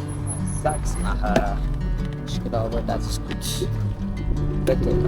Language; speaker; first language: German; non-native, learner; Amharic